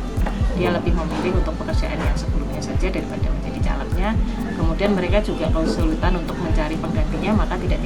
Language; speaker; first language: Indonesian; native; Indonesian